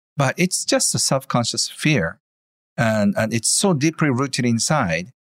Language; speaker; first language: English; non-native, fluent; Japanese